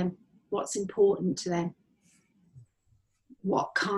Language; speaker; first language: English; native; English